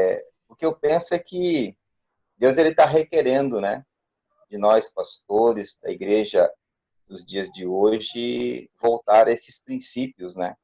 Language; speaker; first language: Portuguese; native; Portuguese